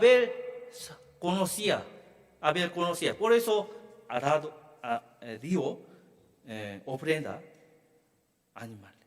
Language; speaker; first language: Spanish; non-native, learner; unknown